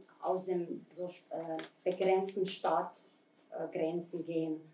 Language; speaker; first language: German; non-native, fluent; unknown